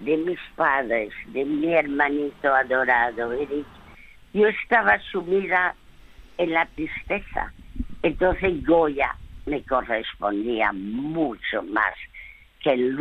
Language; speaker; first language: Spanish; early bilingual, other home language; French